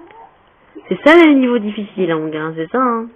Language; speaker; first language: French; native; French